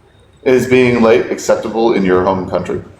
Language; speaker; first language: English; native; English